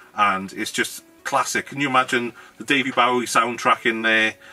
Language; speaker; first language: English; native; English